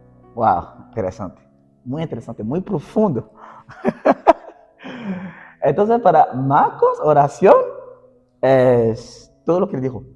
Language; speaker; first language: Spanish; non-native, fluent; Portuguese